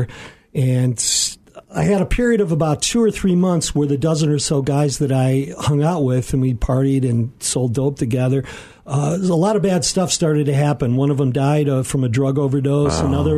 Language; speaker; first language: English; native; English